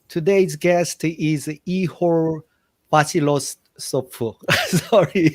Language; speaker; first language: English; non-native, fluent; Korean